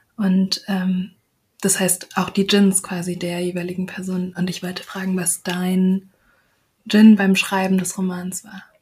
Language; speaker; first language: German; native; German